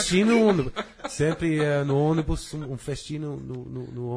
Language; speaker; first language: Portuguese; non-native, fluent; English